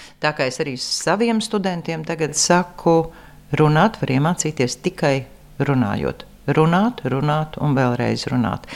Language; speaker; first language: Latvian; native; Latvian